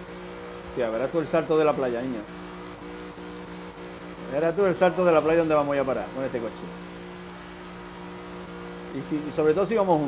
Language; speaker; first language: Spanish; native; Spanish